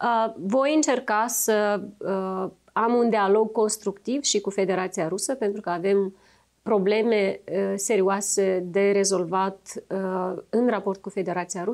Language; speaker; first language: Romanian; native; Romanian